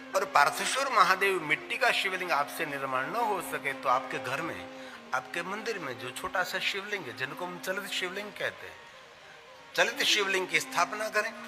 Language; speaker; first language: Hindi; non-native, local second language; Gujarati